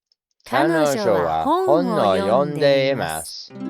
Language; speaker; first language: Japanese; non-native, learner; English